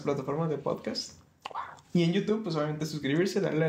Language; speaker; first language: Spanish; native; Spanish